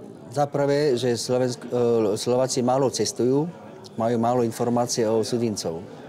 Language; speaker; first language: Slovak; non-native, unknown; Vietnamese